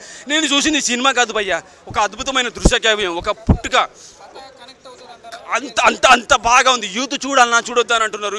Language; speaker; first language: Telugu; native; Telugu